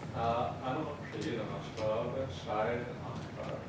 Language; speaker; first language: Arabic; non-native, learner; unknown